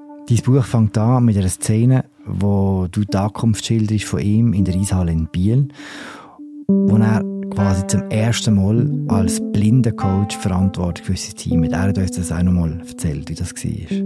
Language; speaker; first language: German; native; German